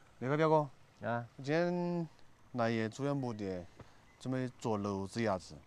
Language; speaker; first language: Chinese; native; Chinese